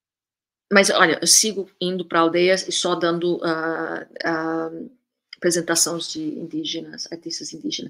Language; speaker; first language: Portuguese; early bilingual, heritage; Portuguese